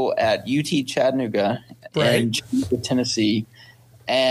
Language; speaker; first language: English; native; English